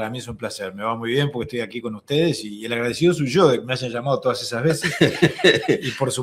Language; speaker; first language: Spanish; native; Spanish